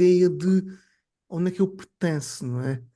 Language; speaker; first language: Portuguese; native; Portuguese